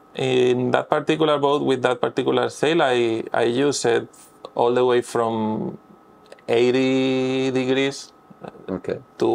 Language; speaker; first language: English; non-native, fluent; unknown